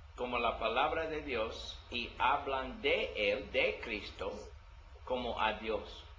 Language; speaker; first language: Spanish; non-native, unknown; English